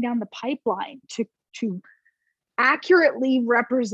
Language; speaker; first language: English; native; English